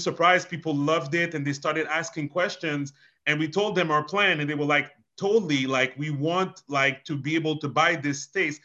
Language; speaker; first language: English; non-native, fluent; French